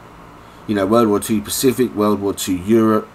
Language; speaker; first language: English; native; English